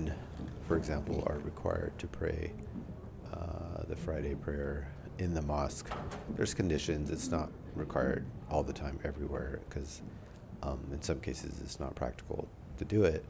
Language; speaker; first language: English; early bilingual, other home language; Urdu